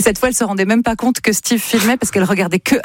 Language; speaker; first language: French; native; French